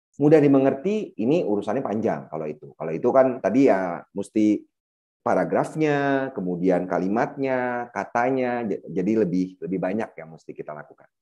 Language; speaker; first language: Indonesian; native; Indonesian